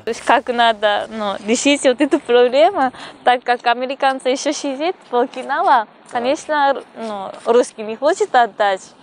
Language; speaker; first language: Russian; non-native, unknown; Japanese